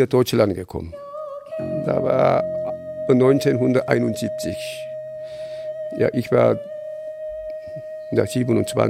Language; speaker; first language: German; non-native, learner; Korean